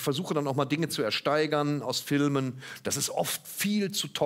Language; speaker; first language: German; native; German